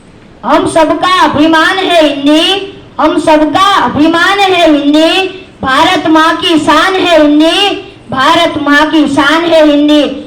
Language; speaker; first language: Hindi; non-native, local second language; Gujarati